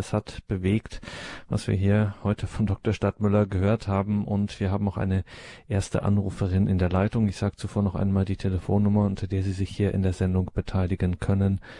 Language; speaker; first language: German; native; German